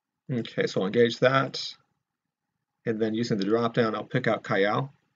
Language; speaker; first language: English; native; English